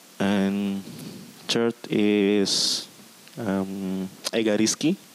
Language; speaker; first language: English; non-native, learner; Indonesian